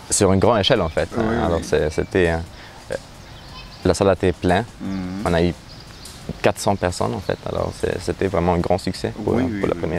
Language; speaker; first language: French; non-native, learner; German